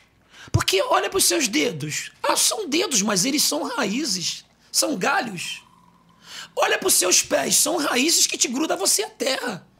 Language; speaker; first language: Portuguese; native; Portuguese